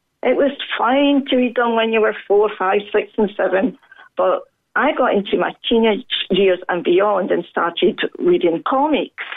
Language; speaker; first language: English; native; English